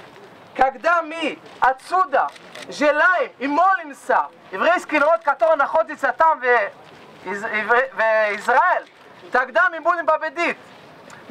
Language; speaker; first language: Russian; non-native, learner; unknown